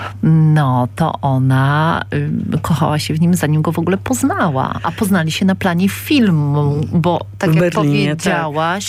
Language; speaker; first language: Polish; native; Polish